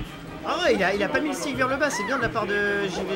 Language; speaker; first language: French; native; French